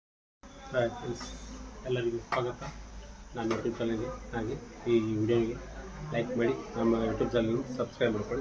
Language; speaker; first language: Kannada; native; Kannada